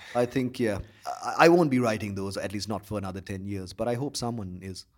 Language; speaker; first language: English; non-native, local second language; Sinhala